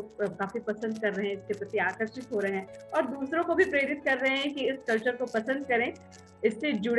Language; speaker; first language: Hindi; native; Hindi